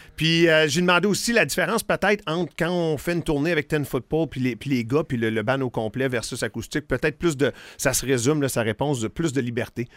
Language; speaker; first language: French; native; French